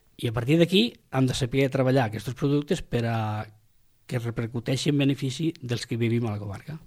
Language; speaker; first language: Catalan; non-native, local second language; Spanish